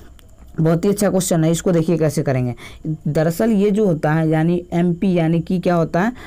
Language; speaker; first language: Hindi; native; Hindi